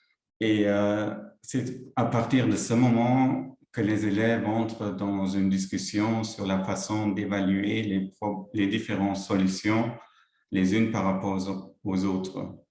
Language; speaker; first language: French; non-native, local second language; Luxembourgish